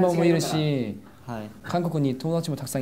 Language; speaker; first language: Japanese; non-native, fluent; Korean